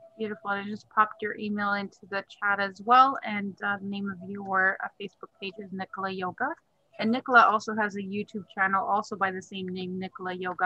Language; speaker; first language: English; native; English